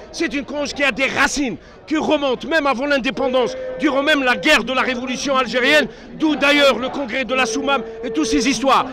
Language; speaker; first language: French; non-native, local second language; Arabic